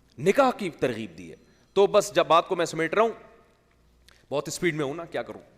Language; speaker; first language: Urdu; native; Urdu